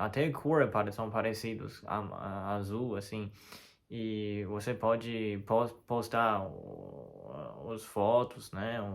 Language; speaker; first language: Portuguese; non-native, fluent; Chinese